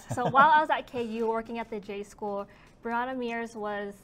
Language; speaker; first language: English; native; English